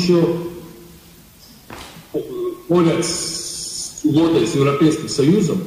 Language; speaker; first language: Ukrainian; non-native, fluent; Georgian